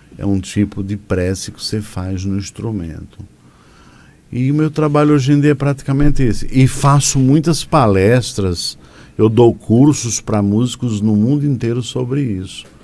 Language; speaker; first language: Portuguese; native; Portuguese